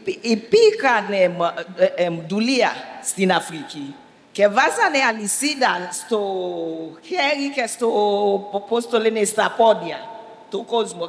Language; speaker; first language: Greek; non-native, learner; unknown